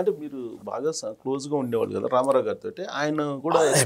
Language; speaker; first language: Telugu; native; Telugu